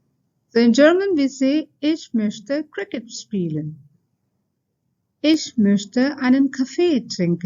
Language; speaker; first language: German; non-native, fluent; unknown